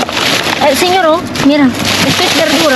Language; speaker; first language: Spanish; non-native, learner; Filipino